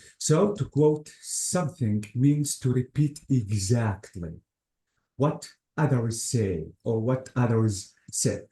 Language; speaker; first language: English; non-native, fluent; Arabic